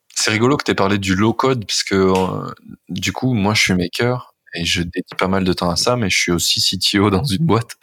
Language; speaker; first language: French; native; French